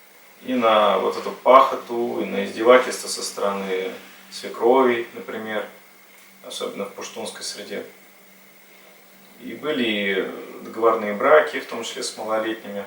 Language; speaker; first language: Russian; native; Russian